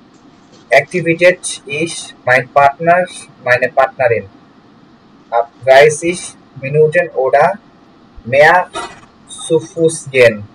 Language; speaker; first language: German; non-native, learner; Bangla